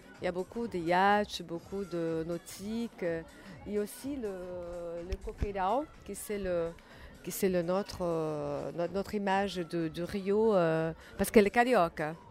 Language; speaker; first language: French; non-native, learner; Portuguese